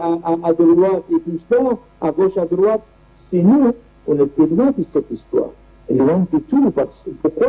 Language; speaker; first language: French; non-native, learner; Arabic